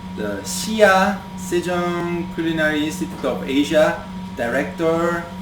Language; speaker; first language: English; non-native, fluent; Italian